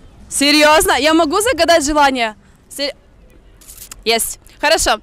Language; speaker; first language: Russian; native; Russian